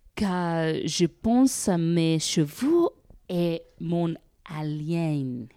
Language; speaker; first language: French; non-native, learner; English